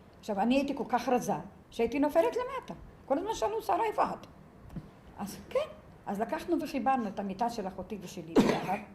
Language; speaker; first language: Hebrew; early bilingual, other home language; Yiddish